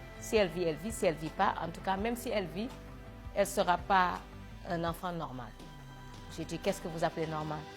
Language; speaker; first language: French; non-native, local second language; Wolof